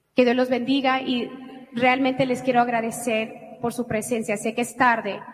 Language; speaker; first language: Spanish; early bilingual, heritage; Spanish